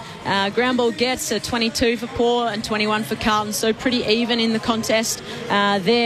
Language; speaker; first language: English; native; English